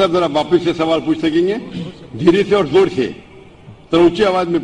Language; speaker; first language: Hindi; non-native, local second language; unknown